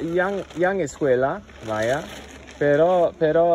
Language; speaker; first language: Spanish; non-native, learner; English